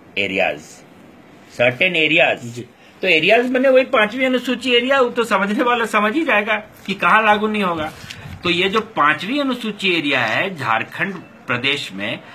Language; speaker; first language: Hindi; non-native, local second language; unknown